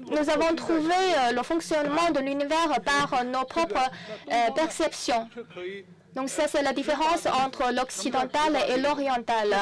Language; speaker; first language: French; non-native, fluent; Chinese